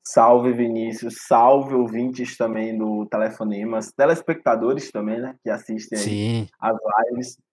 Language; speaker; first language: Portuguese; native; Portuguese